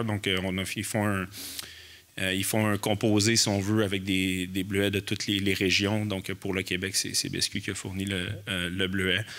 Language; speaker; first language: French; native; French